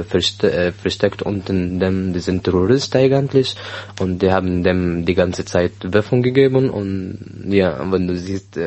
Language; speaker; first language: German; non-native, learner; Arabic